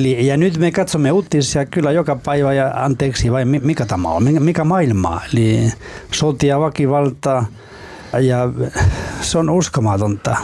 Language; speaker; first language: Finnish; non-native, fluent; Spanish